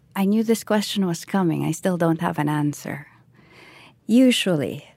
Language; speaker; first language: English; non-native, local second language; Filipino